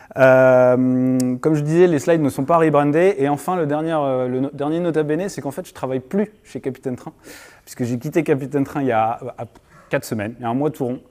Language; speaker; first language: French; native; French